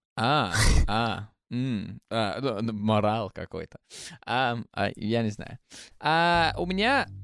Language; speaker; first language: Russian; non-native, fluent; English